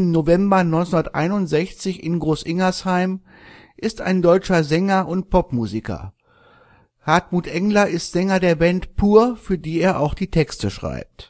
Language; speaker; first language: German; native; German